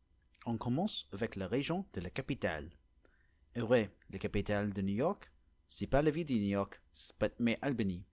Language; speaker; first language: French; non-native, learner; English